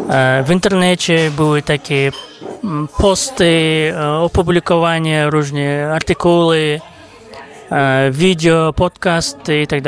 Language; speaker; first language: Polish; non-native, fluent; Kazakh